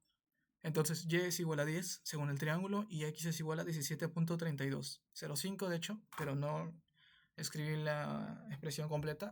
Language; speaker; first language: Spanish; native; Spanish